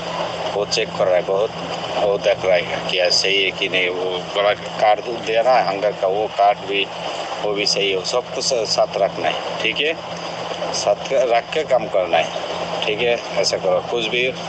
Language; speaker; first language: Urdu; non-native, local second language; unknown